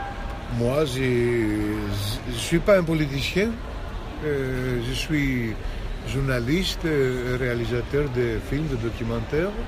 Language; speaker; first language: French; non-native, fluent; Greek